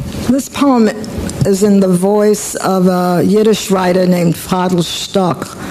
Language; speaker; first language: English; non-native, fluent; Polish